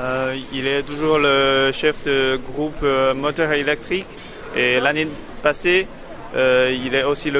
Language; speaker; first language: French; non-native, fluent; Chinese